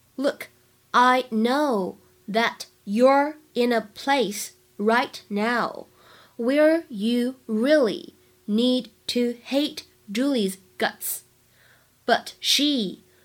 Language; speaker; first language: English; non-native, fluent; Chinese